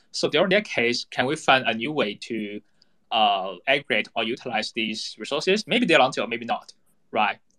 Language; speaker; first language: English; non-native, fluent; Chinese